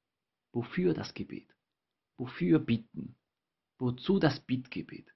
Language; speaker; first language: German; non-native, fluent; Spanish